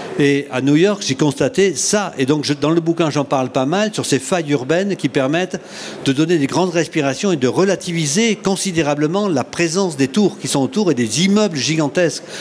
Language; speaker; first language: French; native; French